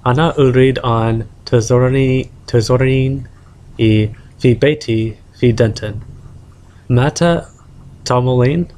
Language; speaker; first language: Arabic; non-native, learner; English